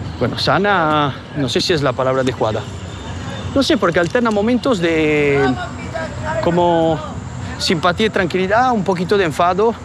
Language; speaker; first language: Spanish; non-native, fluent; Italian